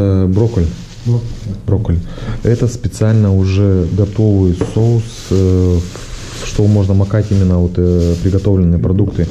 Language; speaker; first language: Russian; native; Russian